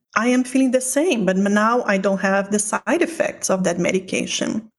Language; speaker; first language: English; non-native, fluent; Portuguese